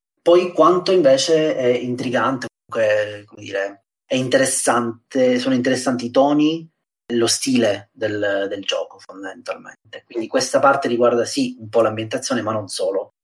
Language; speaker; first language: Italian; native; Italian